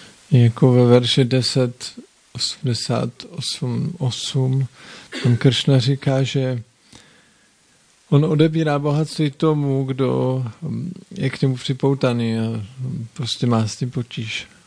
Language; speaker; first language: Czech; native; Czech